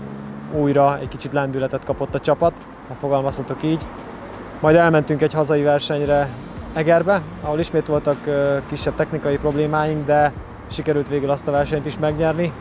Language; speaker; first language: Hungarian; native; Hungarian